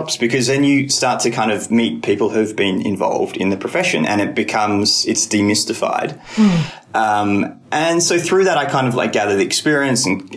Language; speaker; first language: English; native; English